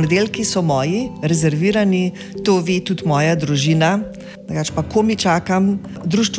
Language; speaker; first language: Slovenian; native; Slovenian